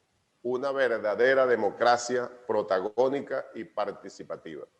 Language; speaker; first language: Spanish; native; Spanish